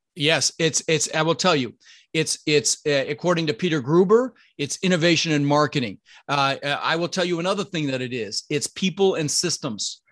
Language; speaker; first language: English; early bilingual, other home language; Dutch